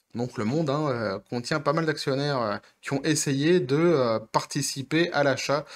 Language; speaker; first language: French; native; French